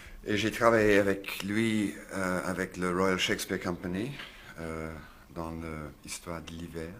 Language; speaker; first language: French; non-native, learner; English